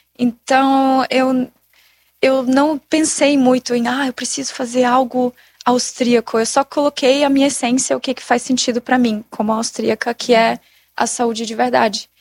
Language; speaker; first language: Portuguese; non-native, fluent; German